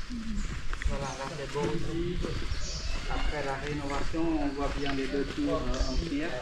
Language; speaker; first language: French; non-native, fluent; Khmer